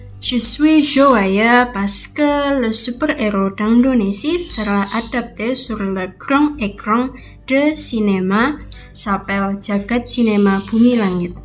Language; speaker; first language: French; non-native, learner; Indonesian